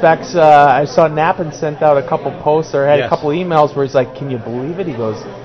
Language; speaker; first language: English; native; English